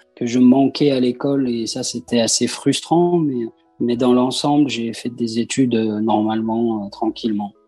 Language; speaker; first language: French; early bilingual, other home language; Persian